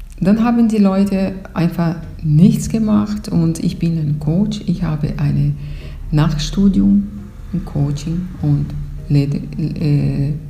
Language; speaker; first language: German; non-native, fluent; Portuguese